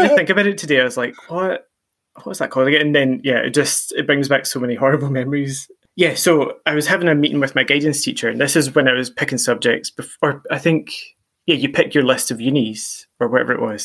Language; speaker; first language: English; native; English